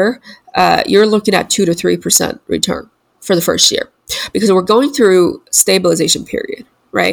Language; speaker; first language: English; non-native, fluent; Chinese